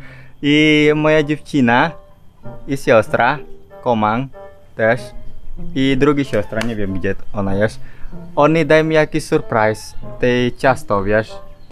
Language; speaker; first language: Polish; non-native, learner; Indonesian